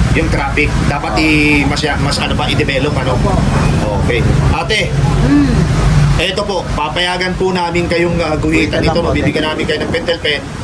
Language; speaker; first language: Filipino; native; Filipino